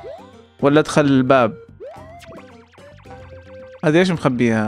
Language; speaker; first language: Arabic; native; Arabic